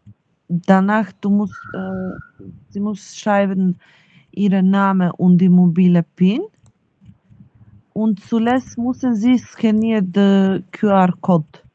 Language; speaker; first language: German; non-native, learner; Macedonian